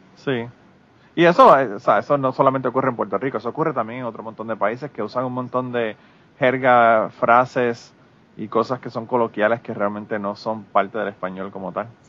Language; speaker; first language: Spanish; native; Spanish